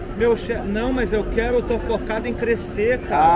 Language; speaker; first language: Portuguese; native; Portuguese